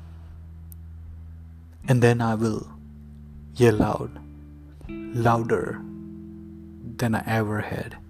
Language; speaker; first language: English; non-native, local second language; Hindi